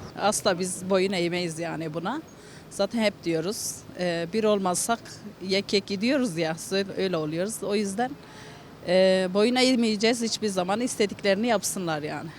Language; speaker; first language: Turkish; native; Turkish